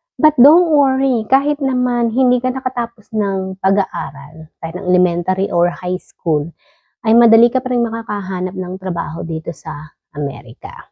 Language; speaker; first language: Filipino; native; Filipino